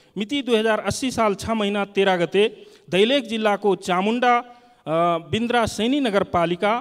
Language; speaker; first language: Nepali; non-native, local second language; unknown